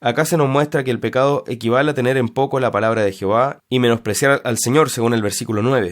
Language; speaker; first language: Spanish; native; Spanish